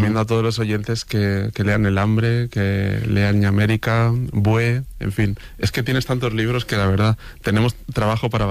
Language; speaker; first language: Spanish; native; Spanish